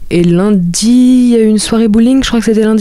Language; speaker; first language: French; native; French